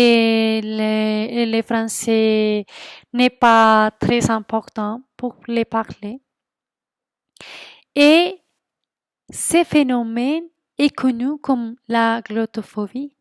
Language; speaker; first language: French; non-native, fluent; Spanish